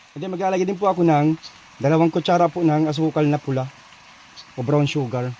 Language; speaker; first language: Filipino; non-native, local second language; Bikol